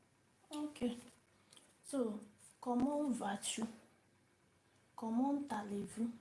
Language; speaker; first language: French; non-native, learner; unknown